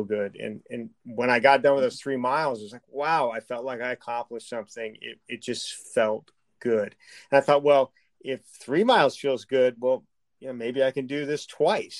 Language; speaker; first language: English; native; English